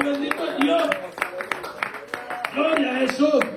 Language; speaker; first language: Spanish; native; Spanish